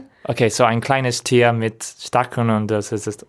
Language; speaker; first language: German; non-native, learner; English